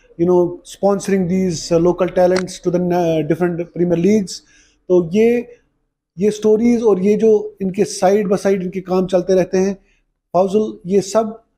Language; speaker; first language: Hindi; non-native, local second language; Kashmiri